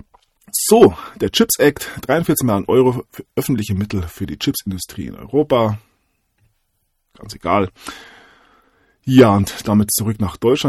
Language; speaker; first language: German; native; German